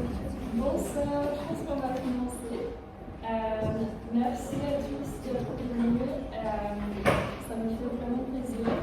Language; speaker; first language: French; non-native, fluent; English